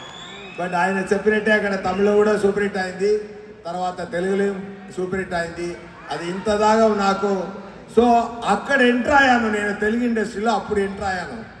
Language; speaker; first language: Telugu; non-native, learner; Tamil